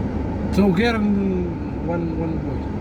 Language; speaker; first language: English; non-native, learner; Arabic